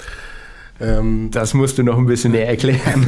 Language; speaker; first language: German; native; German